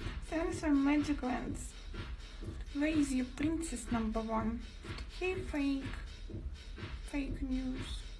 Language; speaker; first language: English; non-native, learner; Russian